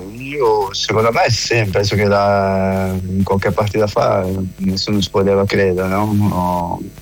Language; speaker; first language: Italian; non-native, fluent; Portuguese